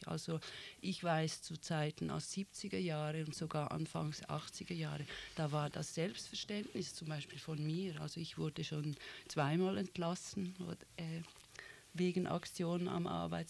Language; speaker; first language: German; native; German